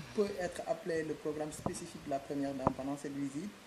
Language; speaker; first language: French; non-native, local second language; Wolof